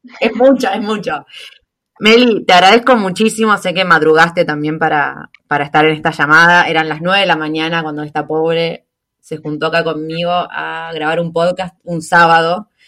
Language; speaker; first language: Spanish; native; Spanish